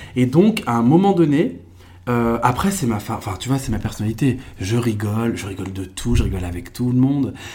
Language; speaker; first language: French; native; French